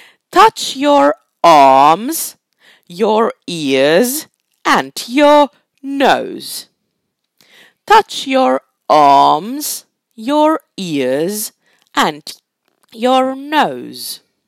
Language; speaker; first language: English; non-native, fluent; Finnish